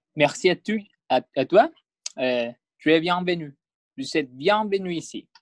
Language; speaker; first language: French; non-native, learner; Spanish